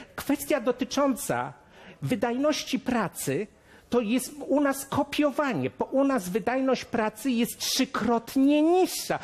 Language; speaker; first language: Polish; native; Polish